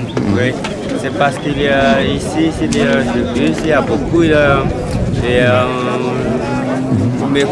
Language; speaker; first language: French; non-native, learner; Malagasy